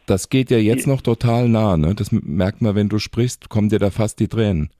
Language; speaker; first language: German; native; German